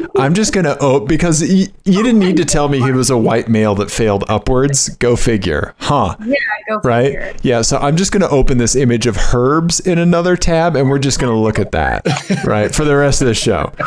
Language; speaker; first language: English; native; English